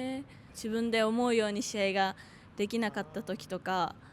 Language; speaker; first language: Japanese; native; Japanese